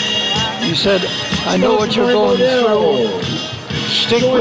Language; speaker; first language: English; native; English